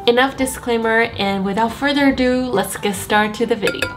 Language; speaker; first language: English; non-native, fluent; Chinese